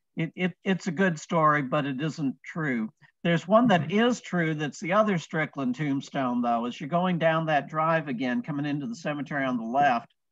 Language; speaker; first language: English; native; English